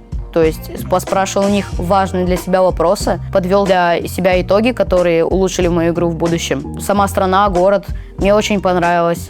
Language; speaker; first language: Russian; native; Russian